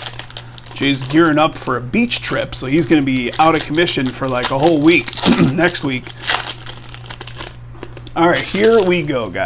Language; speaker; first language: English; native; English